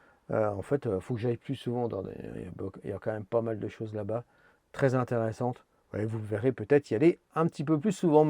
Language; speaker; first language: French; native; French